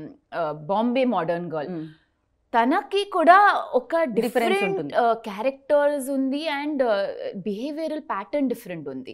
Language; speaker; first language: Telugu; non-native, learner; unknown